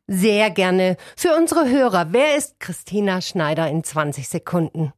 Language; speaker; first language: German; native; German